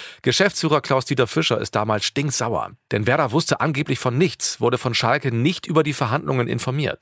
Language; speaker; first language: German; native; German